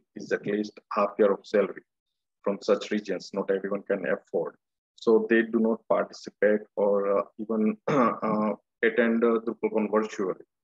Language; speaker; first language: English; non-native, local second language; Gujarati